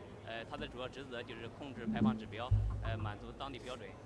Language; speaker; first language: Chinese; native; Chinese